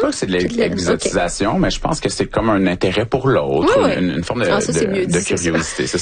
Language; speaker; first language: French; native; French